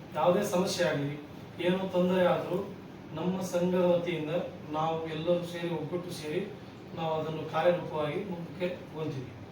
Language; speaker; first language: Kannada; non-native, local second language; Lambadi